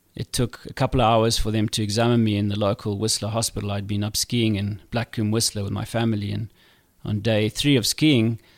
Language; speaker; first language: English; native; English